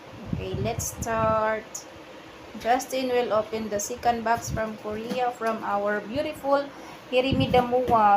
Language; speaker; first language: English; non-native, local second language; Filipino